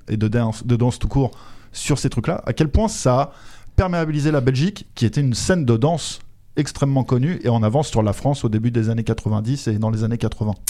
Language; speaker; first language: French; native; French